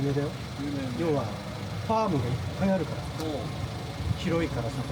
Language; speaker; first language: Japanese; native; Japanese